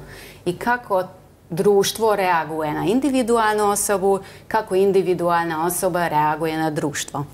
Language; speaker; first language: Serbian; non-native, local second language; Hungarian